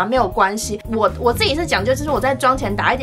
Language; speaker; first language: Chinese; native; Chinese